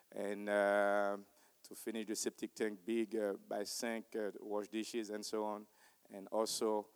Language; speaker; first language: English; non-native, fluent; Haitian Creole